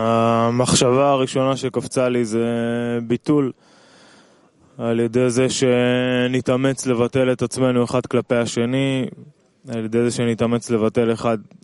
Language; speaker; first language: Hebrew; non-native, fluent; Russian